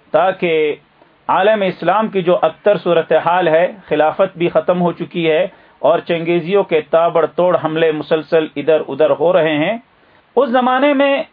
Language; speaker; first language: Urdu; native; Urdu